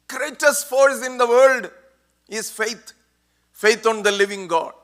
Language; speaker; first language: English; non-native, local second language; Malayalam